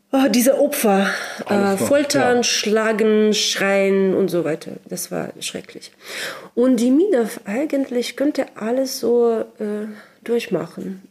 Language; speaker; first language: German; non-native, learner; Russian